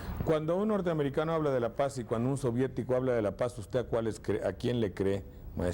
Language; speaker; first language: Spanish; native; Spanish